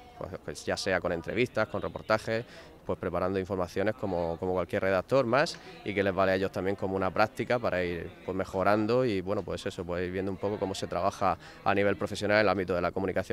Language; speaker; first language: Spanish; native; Spanish